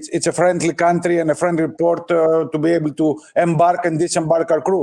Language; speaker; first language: English; non-native, fluent; Greek